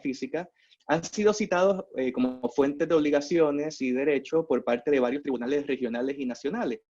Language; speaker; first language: Spanish; native; Spanish